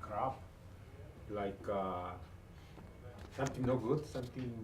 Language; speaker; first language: English; non-native, learner; Spanish